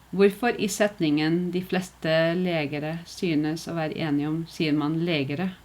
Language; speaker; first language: Norwegian; non-native, fluent; English